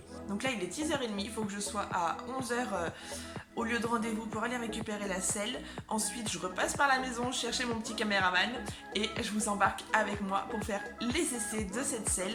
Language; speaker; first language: French; native; French